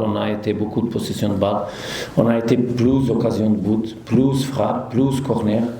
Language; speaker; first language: French; non-native, learner; Portuguese